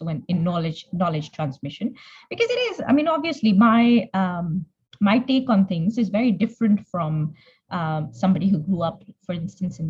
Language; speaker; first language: English; non-native, local second language; Punjabi